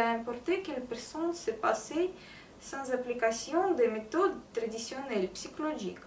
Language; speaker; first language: French; non-native, learner; Russian